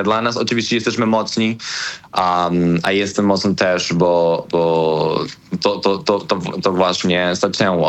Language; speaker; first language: Polish; non-native, learner; Spanish